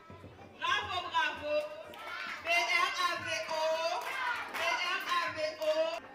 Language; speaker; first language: French; non-native, local second language; Haitian Creole